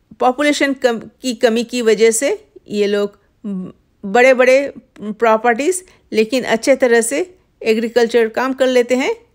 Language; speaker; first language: Hindi; non-native, local second language; Bangla